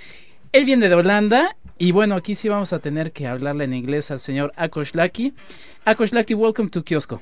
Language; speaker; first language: Spanish; native; Spanish